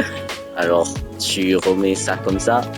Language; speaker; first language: French; native; French